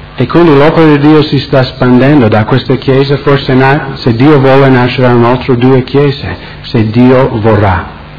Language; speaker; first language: Italian; non-native, fluent; English